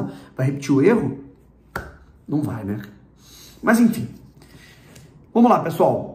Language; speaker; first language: Portuguese; native; Portuguese